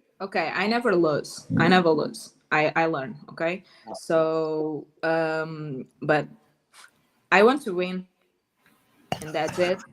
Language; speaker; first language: English; non-native, learner; Portuguese